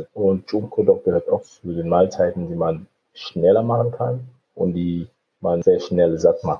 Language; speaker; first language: German; non-native, fluent; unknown